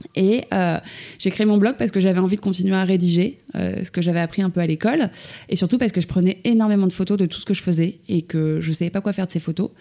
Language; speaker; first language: French; native; French